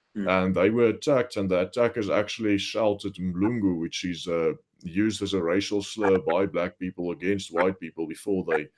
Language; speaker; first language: English; non-native, local second language; Afrikaans